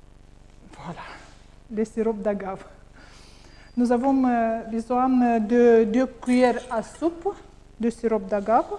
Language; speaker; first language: French; non-native, learner; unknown